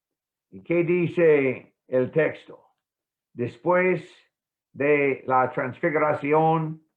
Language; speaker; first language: Spanish; non-native, fluent; English